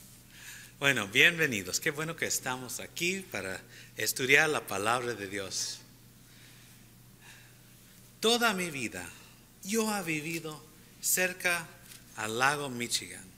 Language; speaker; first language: Spanish; early bilingual, heritage; Spanish